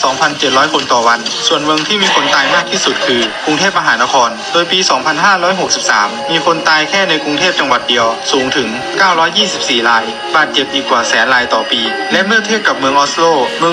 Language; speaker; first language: Thai; native; Thai